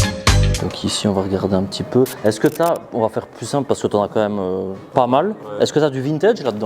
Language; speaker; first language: French; native; French